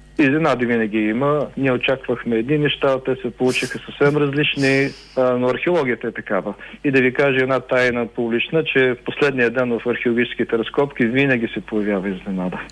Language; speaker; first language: Bulgarian; native; Bulgarian